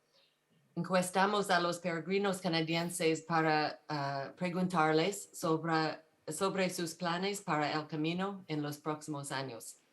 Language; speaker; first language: Spanish; non-native, fluent; English